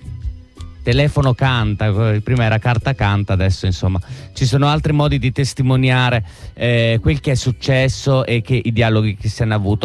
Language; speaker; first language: Italian; native; Italian